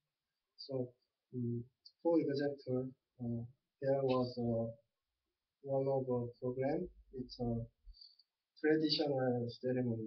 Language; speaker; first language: English; non-native, learner; Korean